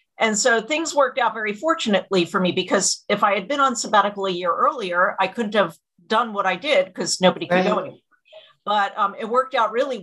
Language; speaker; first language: English; native; English